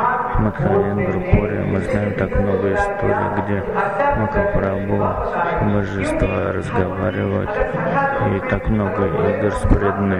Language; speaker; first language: Russian; non-native, fluent; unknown